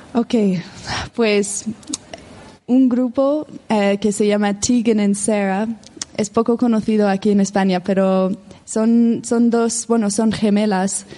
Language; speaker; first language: Spanish; non-native, fluent; English